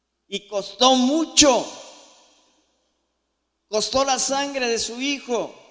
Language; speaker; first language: Spanish; native; Spanish